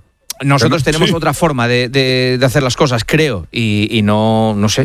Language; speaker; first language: Spanish; native; Spanish